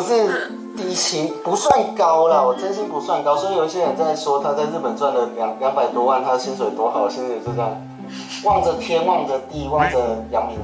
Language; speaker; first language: Chinese; native; Chinese